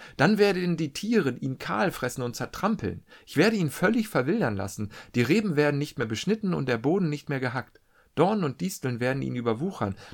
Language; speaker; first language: German; native; German